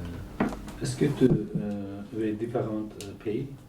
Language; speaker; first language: French; non-native, learner; Kurdish